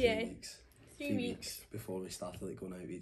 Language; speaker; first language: English; native; English